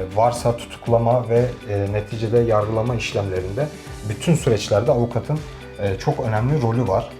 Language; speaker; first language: Turkish; native; Turkish